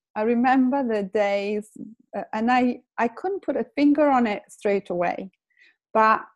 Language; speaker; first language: English; non-native, fluent; Italian